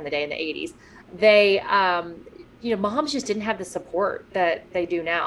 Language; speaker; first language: English; native; English